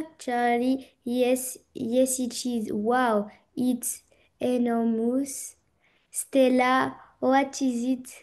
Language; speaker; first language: English; non-native, learner; French